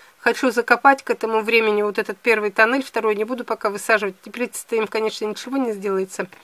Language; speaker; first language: Russian; native; Russian